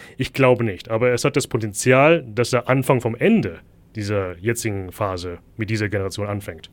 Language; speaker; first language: German; early bilingual, other home language; Thai